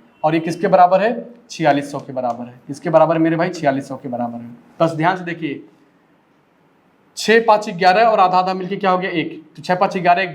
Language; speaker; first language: Hindi; native; Hindi